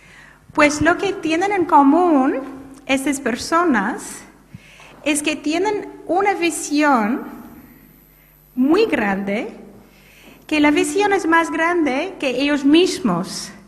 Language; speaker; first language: Spanish; non-native, fluent; English